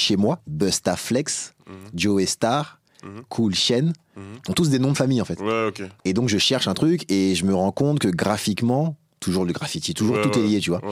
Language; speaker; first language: French; native; French